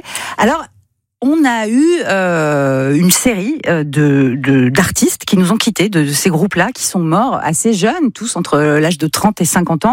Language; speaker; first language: French; native; French